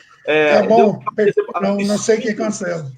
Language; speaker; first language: Portuguese; non-native, fluent; English